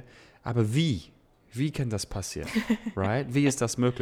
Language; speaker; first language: German; non-native, learner; English